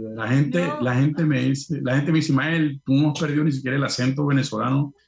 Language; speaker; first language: Spanish; native; Spanish